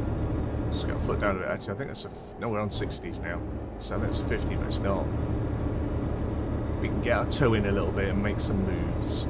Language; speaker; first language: English; native; English